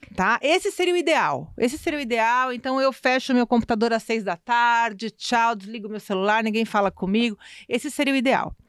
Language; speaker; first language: Portuguese; native; Portuguese